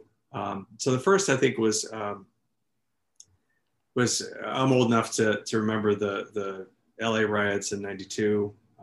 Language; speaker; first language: English; native; English